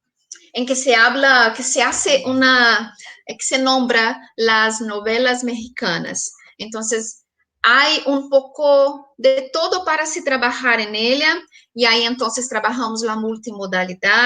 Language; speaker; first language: Spanish; non-native, fluent; Portuguese